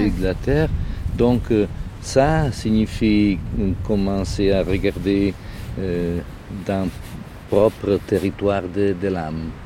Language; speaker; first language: French; non-native, learner; Italian